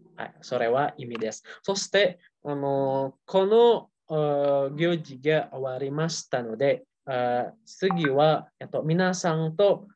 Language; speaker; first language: Japanese; non-native, learner; Indonesian